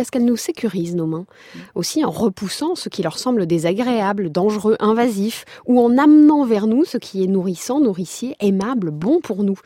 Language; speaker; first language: French; native; French